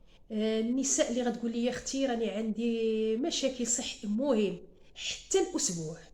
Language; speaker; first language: Arabic; native; Arabic